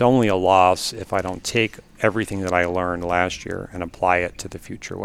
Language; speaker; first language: English; native; English